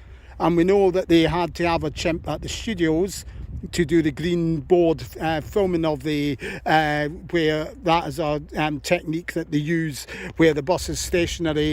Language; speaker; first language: English; native; English